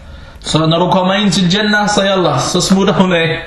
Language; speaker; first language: Danish; early bilingual, other home language; Arabic